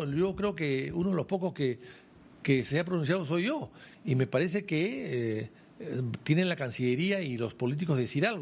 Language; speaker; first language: Spanish; native; Spanish